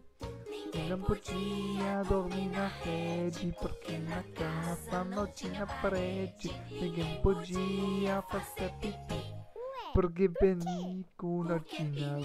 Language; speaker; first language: Portuguese; non-native, learner; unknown